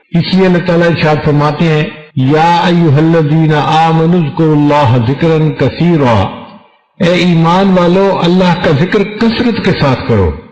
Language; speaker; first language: Urdu; non-native, local second language; Punjabi